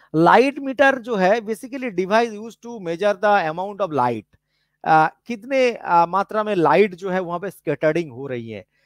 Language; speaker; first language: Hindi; non-native, local second language; Bangla